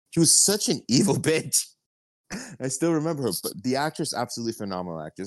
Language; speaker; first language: English; early bilingual, other home language; Spanish